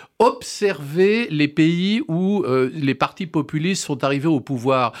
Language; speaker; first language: French; native; French